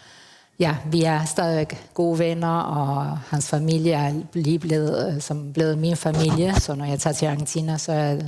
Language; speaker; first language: Danish; non-native, fluent; Spanish